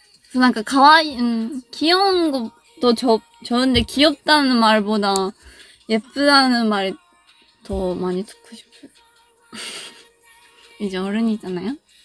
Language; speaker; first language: Korean; non-native, fluent; Japanese